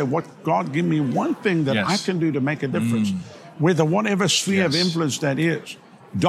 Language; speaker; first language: English; native; English